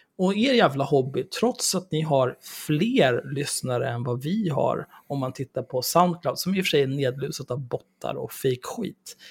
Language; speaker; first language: Swedish; native; Swedish